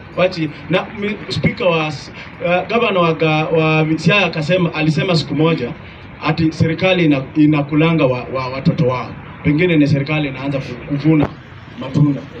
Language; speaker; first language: Swahili; native; Swahili